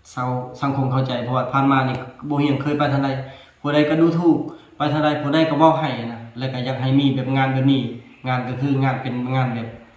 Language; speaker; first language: Lao; non-native, local second language; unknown